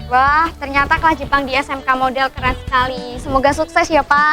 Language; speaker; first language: Indonesian; native; Indonesian